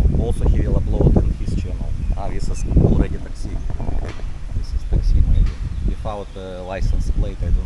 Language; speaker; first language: English; non-native, learner; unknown